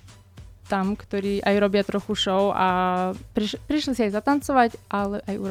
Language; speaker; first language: Slovak; native; Slovak